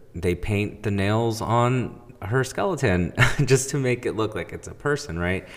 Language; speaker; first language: English; early bilingual, other home language; Spanish